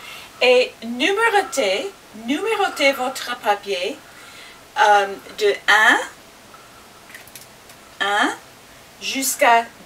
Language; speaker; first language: French; non-native, fluent; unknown